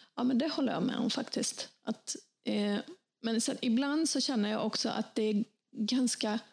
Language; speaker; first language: Swedish; early bilingual, other home language; Bosnian